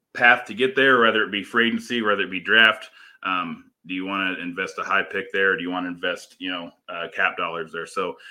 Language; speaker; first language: English; native; English